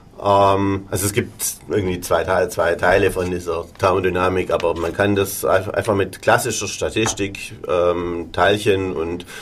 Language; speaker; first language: German; native; German